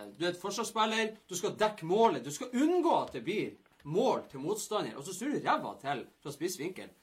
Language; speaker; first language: Norwegian; native; Norwegian